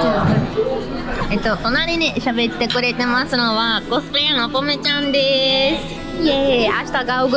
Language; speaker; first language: Japanese; non-native, fluent; Italian